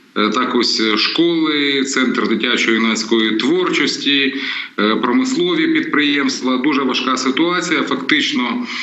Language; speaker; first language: Ukrainian; non-native, local second language; Russian